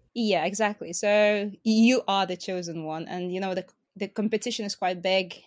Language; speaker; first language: English; non-native, fluent; Lithuanian